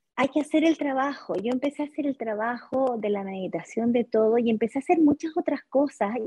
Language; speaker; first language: Spanish; native; Spanish